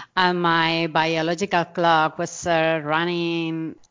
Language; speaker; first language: English; non-native, fluent; Spanish